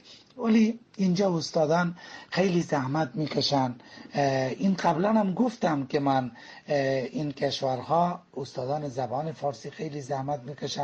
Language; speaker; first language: Persian; non-native, fluent; Bangla